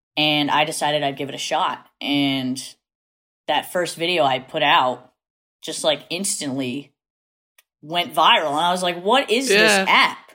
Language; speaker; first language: English; native; English